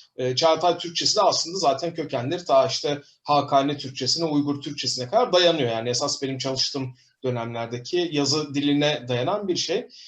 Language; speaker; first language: Turkish; native; Turkish